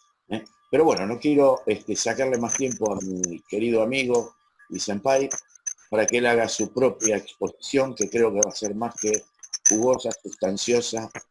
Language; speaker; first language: Spanish; native; Spanish